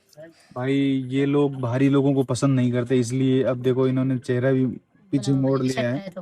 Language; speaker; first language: Hindi; native; Hindi